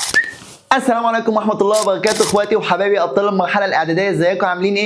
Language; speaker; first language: Arabic; native; Arabic